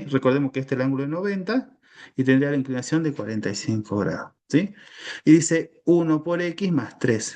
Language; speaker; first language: Spanish; native; Spanish